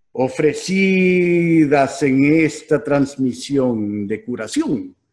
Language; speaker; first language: Spanish; native; Spanish